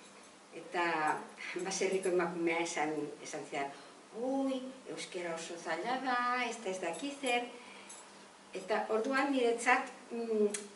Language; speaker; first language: Basque; non-native, learner; Catalan